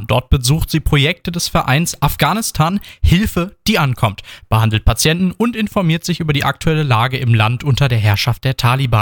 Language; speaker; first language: German; native; German